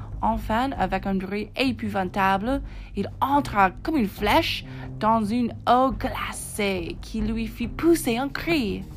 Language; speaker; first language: French; non-native, fluent; English